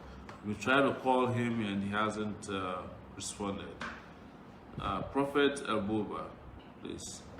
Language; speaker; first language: English; non-native, local second language; Yoruba